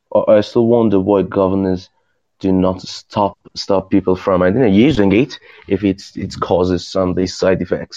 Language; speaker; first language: English; non-native, fluent; Persian